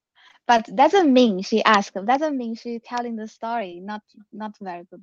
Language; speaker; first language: English; non-native, learner; Chinese